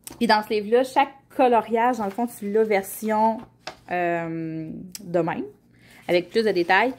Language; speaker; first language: French; native; French